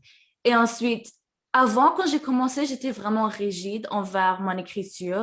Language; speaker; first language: French; early bilingual, heritage; French